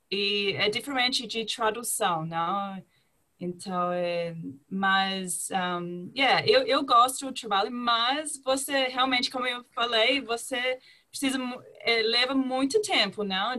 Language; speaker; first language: Portuguese; non-native, fluent; English